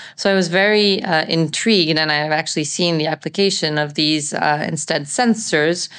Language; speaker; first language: English; non-native, fluent; Italian